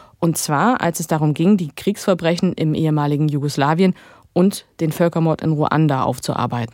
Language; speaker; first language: German; native; German